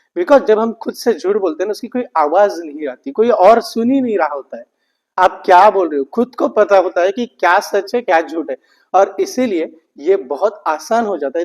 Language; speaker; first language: Hindi; non-native, local second language; Marathi